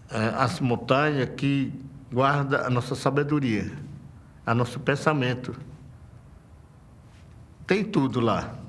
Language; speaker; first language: Portuguese; non-native, local second language; Yanomámi